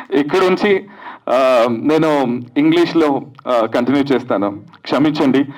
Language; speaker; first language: Telugu; non-native, learner; Kannada